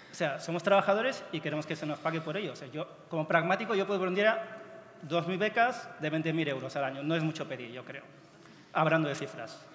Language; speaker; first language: Spanish; non-native, fluent; Chinese